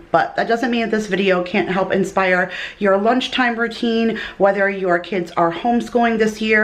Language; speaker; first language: English; native; English